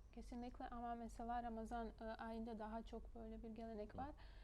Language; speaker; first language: Turkish; non-native, fluent; Bosnian